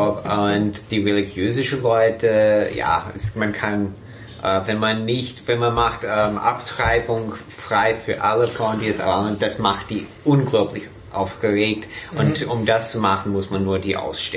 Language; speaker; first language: German; non-native, fluent; English